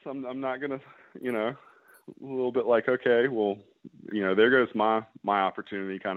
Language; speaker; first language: English; native; English